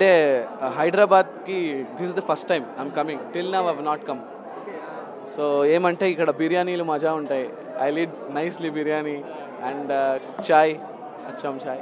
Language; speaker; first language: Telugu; non-native, learner; Kannada